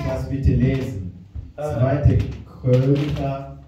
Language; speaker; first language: German; non-native, fluent; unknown